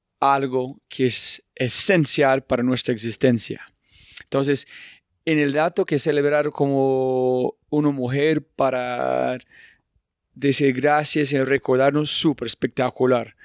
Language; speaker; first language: Spanish; non-native, fluent; English